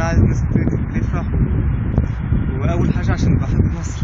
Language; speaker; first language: Arabic; early bilingual, heritage; Arabic